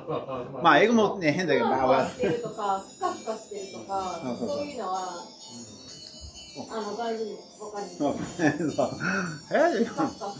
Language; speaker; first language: Japanese; non-native, fluent; English